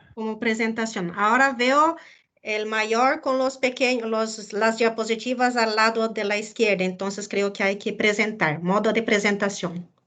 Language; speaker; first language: Spanish; non-native, fluent; Portuguese